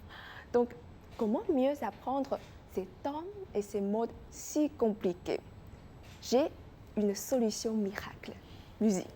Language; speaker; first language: French; non-native, fluent; Chinese